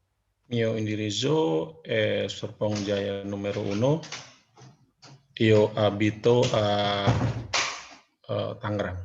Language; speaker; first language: Italian; non-native, learner; Indonesian